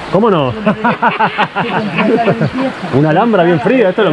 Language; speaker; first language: Spanish; native; Spanish